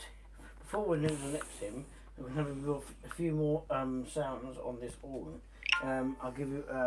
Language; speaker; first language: English; native; English